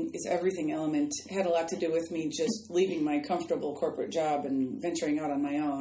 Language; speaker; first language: English; native; English